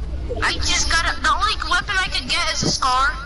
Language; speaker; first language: English; native; English